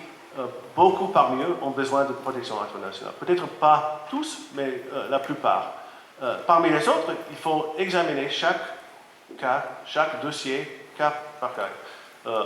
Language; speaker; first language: French; non-native, fluent; Latvian